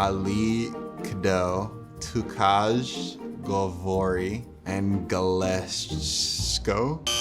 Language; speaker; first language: Slovenian; non-native, learner; English